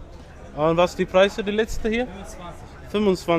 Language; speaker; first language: German; non-native, learner; Amharic